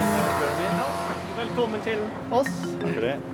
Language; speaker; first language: Norwegian; non-native, fluent; English